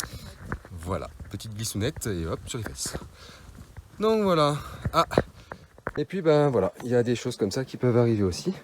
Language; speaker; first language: French; native; French